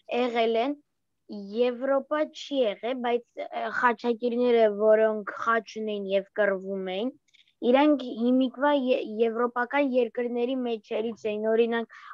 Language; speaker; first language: Armenian; early bilingual, heritage; Armenian